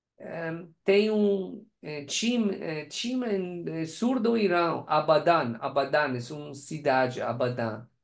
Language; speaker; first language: Portuguese; non-native, learner; Persian